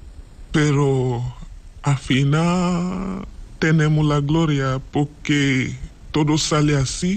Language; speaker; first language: Spanish; non-native, learner; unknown